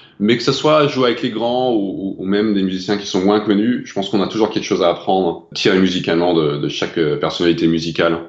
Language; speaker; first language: French; non-native, fluent; English